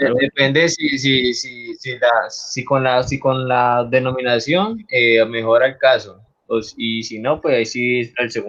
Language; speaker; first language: Spanish; native; Spanish